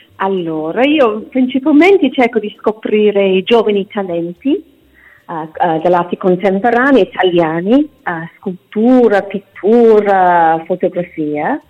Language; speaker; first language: Italian; non-native, fluent; English